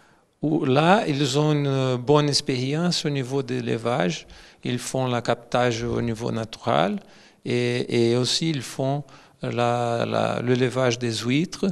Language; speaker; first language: French; non-native, fluent; Portuguese